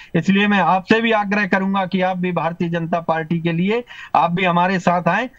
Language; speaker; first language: Hindi; native; Hindi